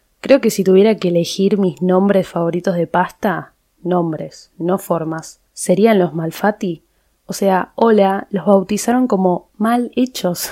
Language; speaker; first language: Spanish; native; Spanish